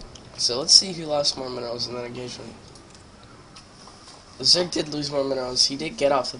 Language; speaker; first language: English; native; English